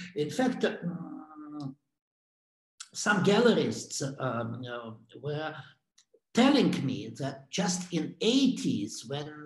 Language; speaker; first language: English; non-native, fluent; Russian